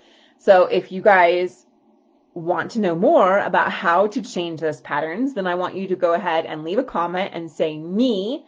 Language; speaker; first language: English; native; English